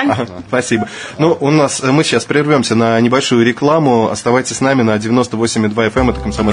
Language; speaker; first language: Russian; native; Russian